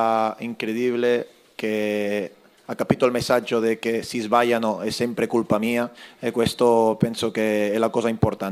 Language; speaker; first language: Italian; non-native, fluent; Spanish